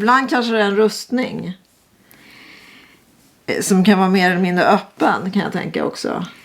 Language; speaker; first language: Swedish; native; Swedish